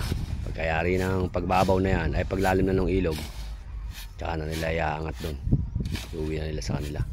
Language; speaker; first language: Filipino; native; Filipino